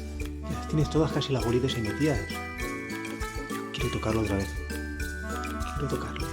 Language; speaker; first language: Spanish; native; Spanish